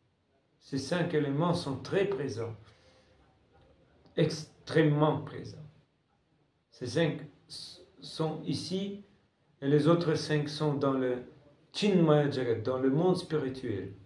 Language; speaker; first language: French; non-native, fluent; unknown